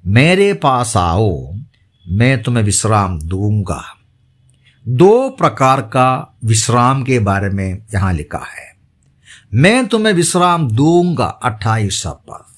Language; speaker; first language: Hindi; non-native, local second language; Malayalam